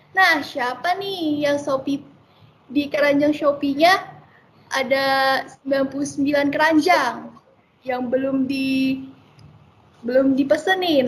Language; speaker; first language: Indonesian; native; Indonesian